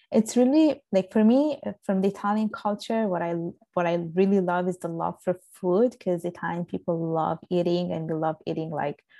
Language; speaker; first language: English; non-native, fluent; Italian